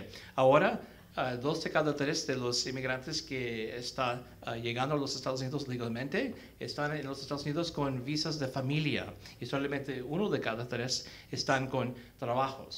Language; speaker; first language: Spanish; early bilingual, heritage; Spanish